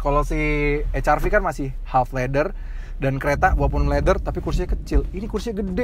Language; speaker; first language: Indonesian; native; Indonesian